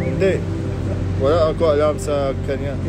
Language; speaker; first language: Filipino; non-native, learner; Arabic